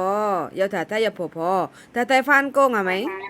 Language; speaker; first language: Cantonese; non-native, learner; Indonesian